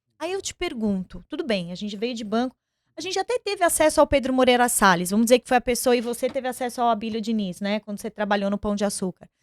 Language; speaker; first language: Portuguese; native; Portuguese